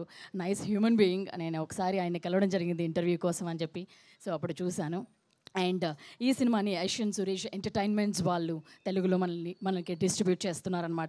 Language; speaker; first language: Telugu; native; Telugu